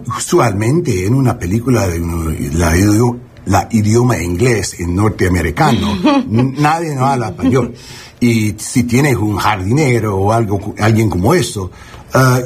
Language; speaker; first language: Spanish; non-native, learner; English